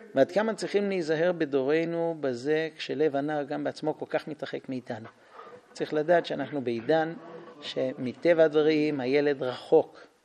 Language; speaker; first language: Hebrew; non-native, fluent; English